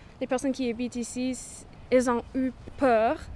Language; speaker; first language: French; non-native, local second language; English